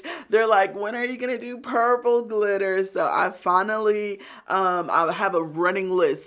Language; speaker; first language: English; native; English